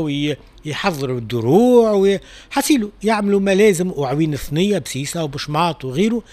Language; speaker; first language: Arabic; native; Arabic